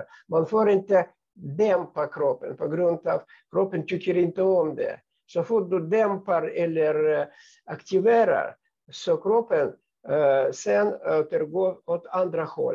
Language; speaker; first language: Swedish; non-native, fluent; Russian